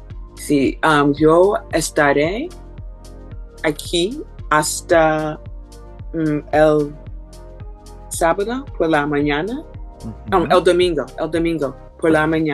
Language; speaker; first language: Spanish; non-native, learner; English